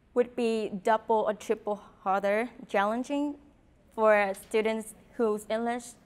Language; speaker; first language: English; non-native, fluent; Vietnamese